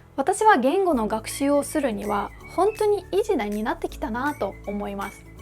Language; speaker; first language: Japanese; non-native, fluent; Russian